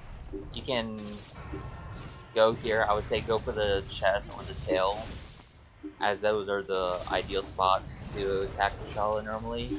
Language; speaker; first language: English; native; English